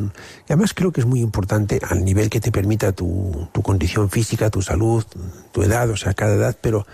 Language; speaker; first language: Spanish; non-native, local second language; Catalan